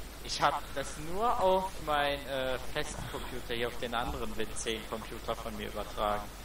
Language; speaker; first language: German; native; German